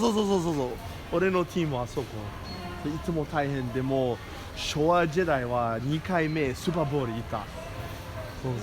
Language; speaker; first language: Japanese; non-native, learner; English